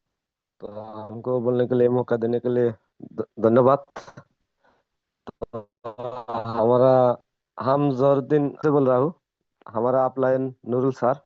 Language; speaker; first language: Hindi; non-native, local second language; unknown